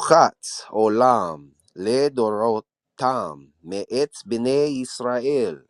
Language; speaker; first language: Hebrew; non-native, learner; English